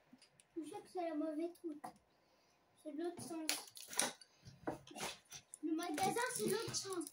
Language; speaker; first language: French; native; French